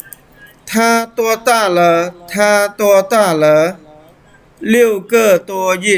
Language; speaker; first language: Chinese; non-native, fluent; Khmer